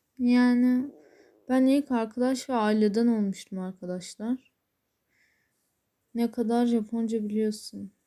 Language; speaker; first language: Turkish; native; Turkish